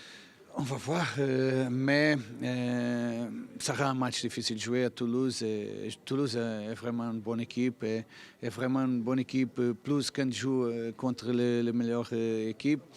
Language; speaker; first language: French; non-native, fluent; Portuguese